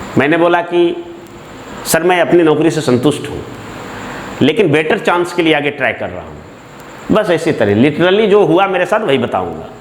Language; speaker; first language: Hindi; native; Hindi